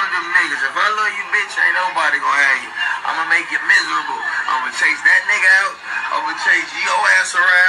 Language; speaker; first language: English; native; English